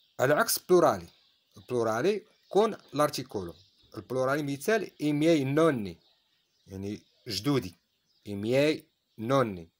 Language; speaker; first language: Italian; non-native, fluent; Arabic